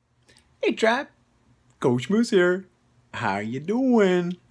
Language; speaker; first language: English; native; English